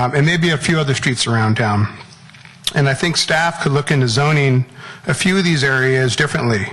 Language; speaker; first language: English; native; English